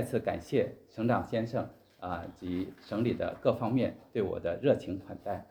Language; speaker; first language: Polish; non-native, learner; Chinese